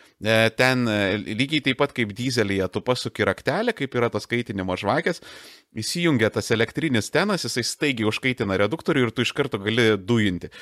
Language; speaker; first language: Lithuanian; native; Lithuanian